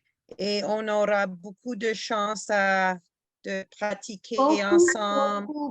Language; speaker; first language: French; non-native, fluent; English